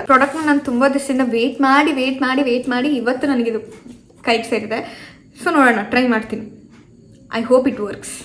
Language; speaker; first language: Kannada; native; Kannada